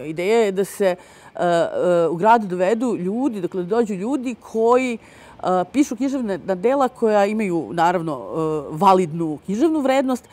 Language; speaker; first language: Serbian; native; Serbian